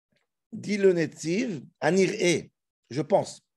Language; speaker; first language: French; native; French